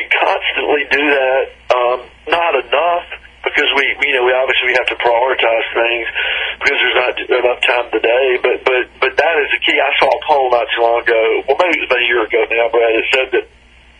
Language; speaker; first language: English; native; English